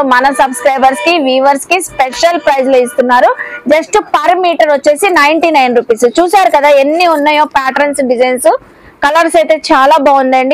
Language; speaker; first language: Telugu; native; Telugu